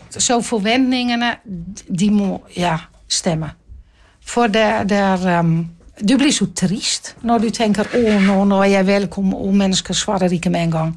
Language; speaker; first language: Norwegian; non-native, fluent; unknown